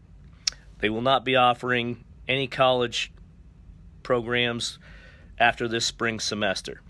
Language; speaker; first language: English; native; English